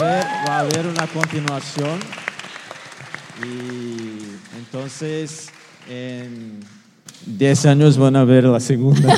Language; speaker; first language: Spanish; non-native, fluent; Portuguese